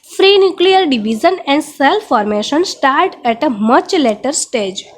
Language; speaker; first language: English; non-native, local second language; Gujarati